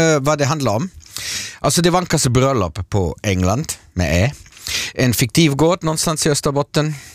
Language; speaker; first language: Swedish; native; Swedish